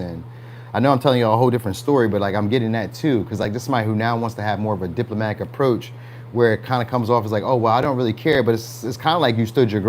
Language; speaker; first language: English; native; English